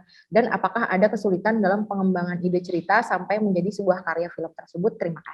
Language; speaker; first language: Indonesian; native; Indonesian